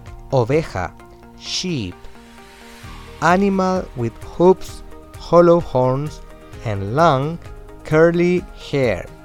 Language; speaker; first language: English; non-native, fluent; Spanish